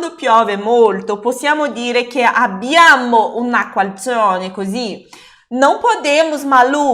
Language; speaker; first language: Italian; non-native, fluent; Portuguese